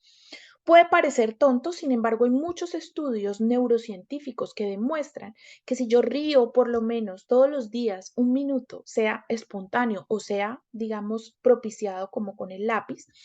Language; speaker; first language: Spanish; native; Spanish